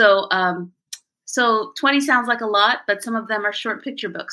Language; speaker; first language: English; early bilingual, other home language; Bangla